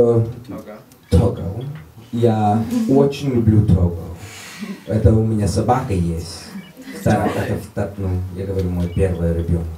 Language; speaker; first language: Russian; non-native, learner; English